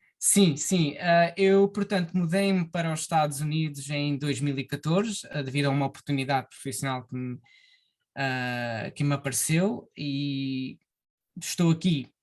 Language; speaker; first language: Portuguese; early bilingual, heritage; Portuguese